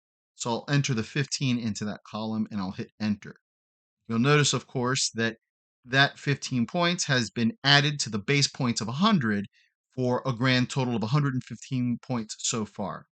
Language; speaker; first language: English; native; English